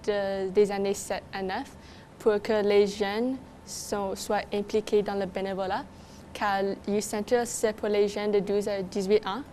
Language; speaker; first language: French; non-native, local second language; English